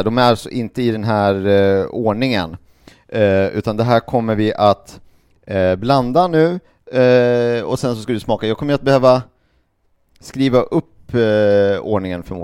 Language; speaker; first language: Swedish; native; Swedish